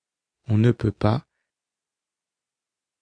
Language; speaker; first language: French; non-native, fluent; English